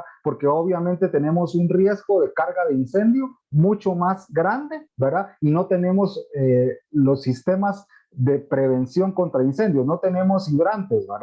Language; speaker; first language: Spanish; native; Spanish